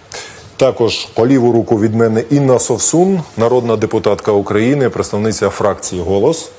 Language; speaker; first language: Ukrainian; native; Ukrainian